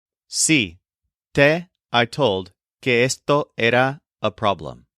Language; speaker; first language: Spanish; non-native, fluent; English